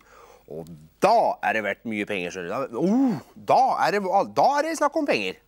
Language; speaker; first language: Norwegian; native; Norwegian